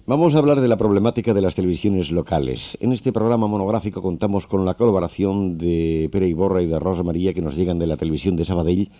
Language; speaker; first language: Spanish; non-native, local second language; Catalan